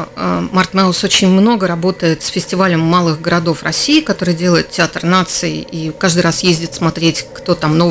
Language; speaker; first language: Russian; native; Russian